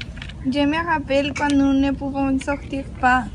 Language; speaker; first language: French; non-native, learner; Spanish